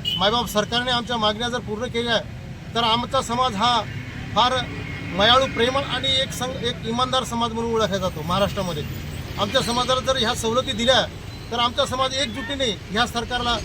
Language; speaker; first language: Marathi; non-native, local second language; Lambadi